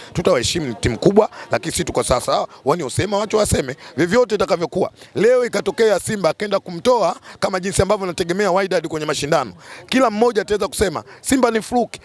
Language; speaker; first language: Swahili; native; Swahili